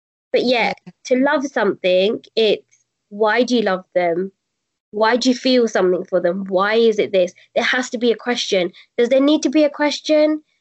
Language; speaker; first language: English; native; English